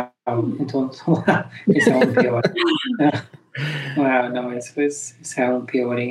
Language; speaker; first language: Spanish; early bilingual, heritage; Spanish